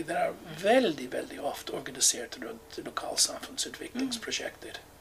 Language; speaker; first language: Norwegian; non-native, fluent; English